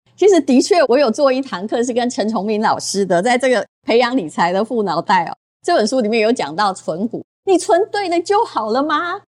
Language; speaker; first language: Chinese; native; Chinese